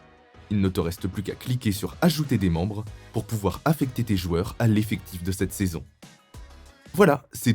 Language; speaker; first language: French; native; French